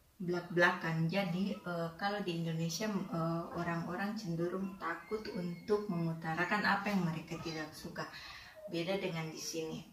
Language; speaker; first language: Indonesian; native; Indonesian